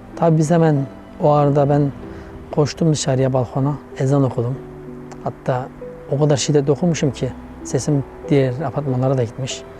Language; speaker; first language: Turkish; native; Turkish